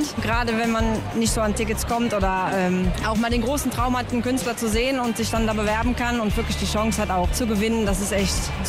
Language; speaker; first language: German; native; German